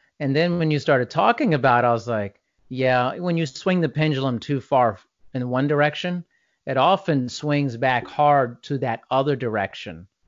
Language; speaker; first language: English; native; English